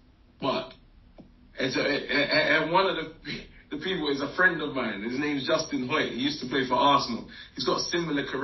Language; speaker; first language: English; native; English